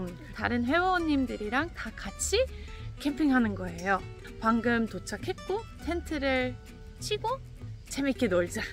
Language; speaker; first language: Korean; non-native, fluent; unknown